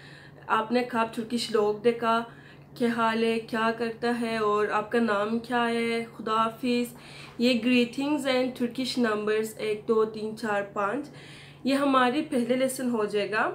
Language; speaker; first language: Hindi; non-native, fluent; Turkish